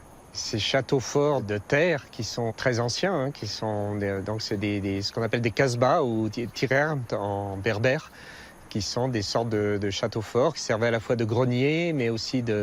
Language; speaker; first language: French; native; French